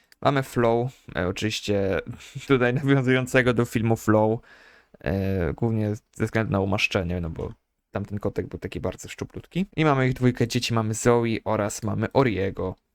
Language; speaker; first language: Polish; native; Polish